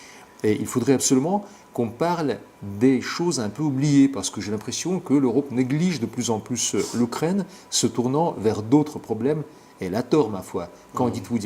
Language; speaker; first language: French; non-native, fluent; Russian